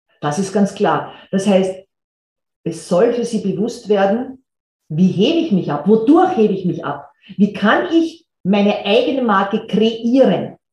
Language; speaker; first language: German; native; German